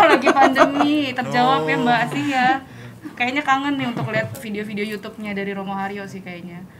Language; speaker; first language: Indonesian; native; Indonesian